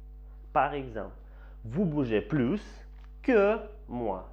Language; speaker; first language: French; non-native, fluent; Russian